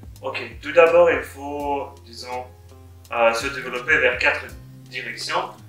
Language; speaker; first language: French; non-native, fluent; Russian